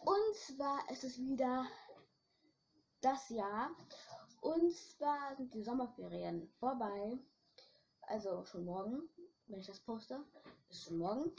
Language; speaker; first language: German; early bilingual, other home language; French